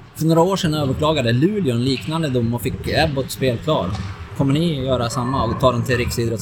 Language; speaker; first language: Swedish; native; Swedish